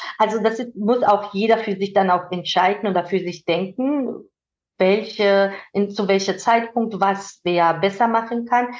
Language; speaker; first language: German; non-native, fluent; Georgian